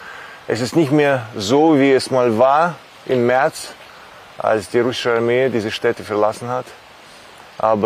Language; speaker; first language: German; non-native, fluent; Russian